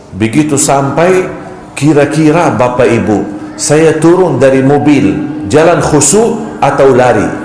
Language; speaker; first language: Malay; non-native, fluent; Arabic